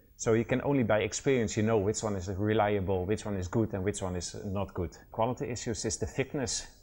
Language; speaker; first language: English; non-native, fluent; Dutch